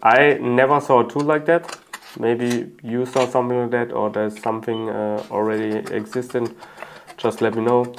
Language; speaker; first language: English; non-native, fluent; German